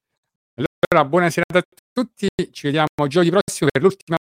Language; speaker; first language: Italian; native; Italian